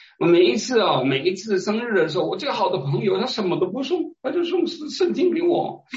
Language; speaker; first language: Chinese; non-native, local second language; Hakka Chinese